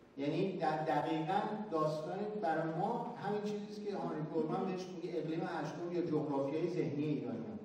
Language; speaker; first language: Persian; native; Persian